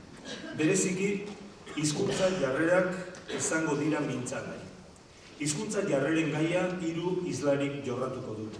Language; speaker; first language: Basque; native; Basque